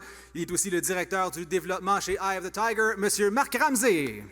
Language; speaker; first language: French; native; French